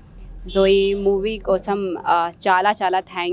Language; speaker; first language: Telugu; non-native, learner; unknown